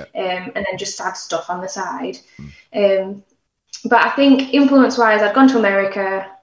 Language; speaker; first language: English; native; English